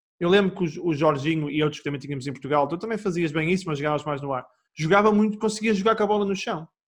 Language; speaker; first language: Portuguese; native; Portuguese